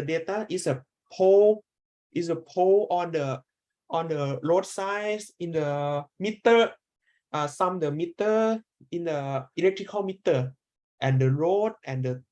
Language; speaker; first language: English; non-native, learner; Thai